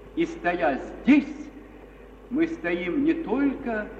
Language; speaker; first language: Russian; native; Russian